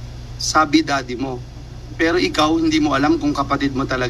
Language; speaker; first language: Filipino; native; Filipino